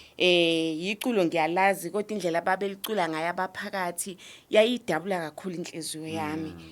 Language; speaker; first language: Zulu; native; Zulu